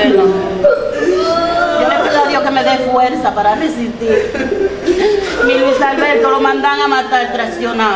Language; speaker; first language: Spanish; native; Spanish